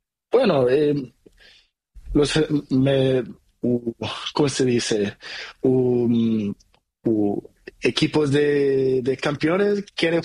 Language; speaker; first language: Spanish; non-native, learner; Portuguese